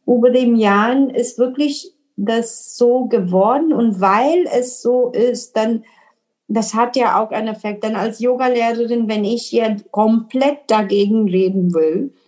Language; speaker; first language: German; non-native, fluent; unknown